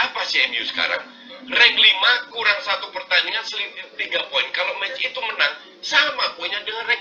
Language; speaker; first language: Indonesian; native; Indonesian